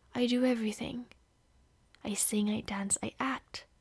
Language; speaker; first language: English; non-native, fluent; Indonesian